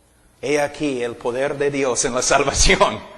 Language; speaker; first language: Spanish; non-native, fluent; English